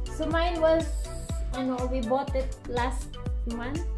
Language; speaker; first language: English; non-native, local second language; Filipino